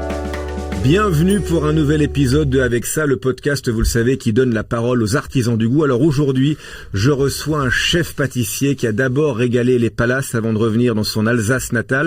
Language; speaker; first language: French; native; French